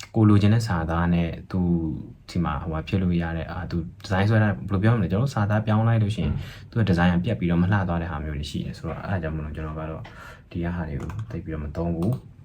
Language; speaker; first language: Burmese; native; Burmese